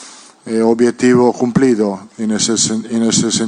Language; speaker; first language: Portuguese; non-native, fluent; Italian